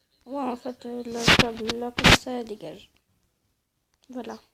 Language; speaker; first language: French; native; French